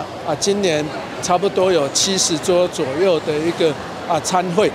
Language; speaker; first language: Chinese; native; Chinese